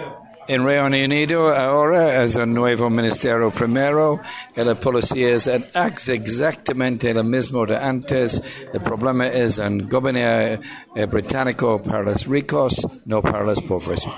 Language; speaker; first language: Spanish; non-native, learner; English